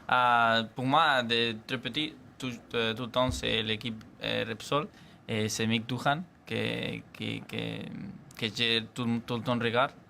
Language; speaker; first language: French; non-native, learner; Spanish